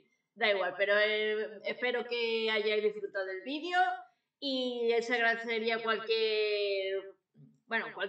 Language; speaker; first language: Spanish; native; Spanish